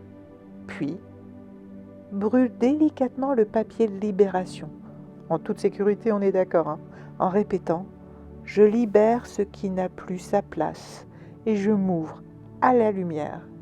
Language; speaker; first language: French; native; French